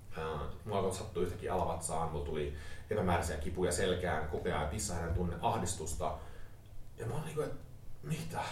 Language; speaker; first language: Finnish; early bilingual, heritage; Finnish